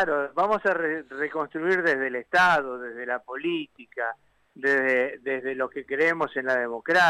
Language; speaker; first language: Spanish; native; Spanish